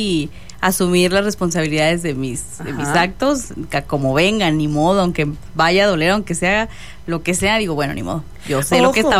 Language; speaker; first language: Spanish; native; Spanish